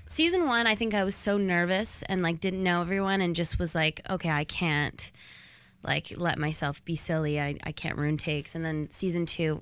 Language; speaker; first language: English; native; English